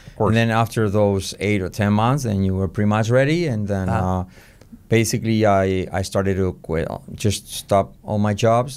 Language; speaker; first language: English; non-native, fluent; Spanish